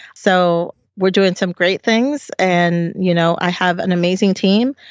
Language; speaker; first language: English; native; English